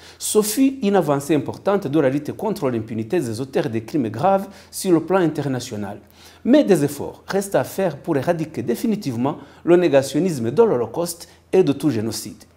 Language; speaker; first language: French; non-native, local second language; Kinyarwanda